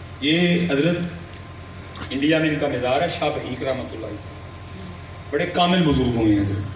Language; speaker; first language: Urdu; non-native, local second language; Punjabi